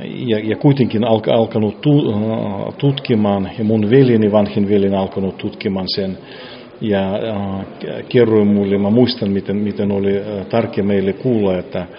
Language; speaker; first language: Finnish; non-native, fluent; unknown